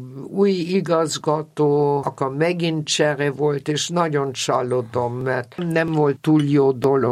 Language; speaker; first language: Hungarian; non-native, fluent; German